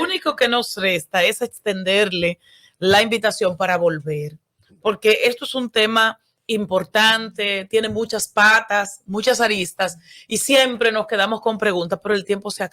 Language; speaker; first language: Spanish; native; Spanish